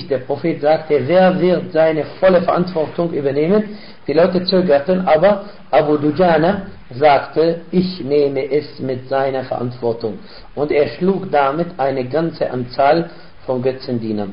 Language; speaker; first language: German; non-native, fluent; Arabic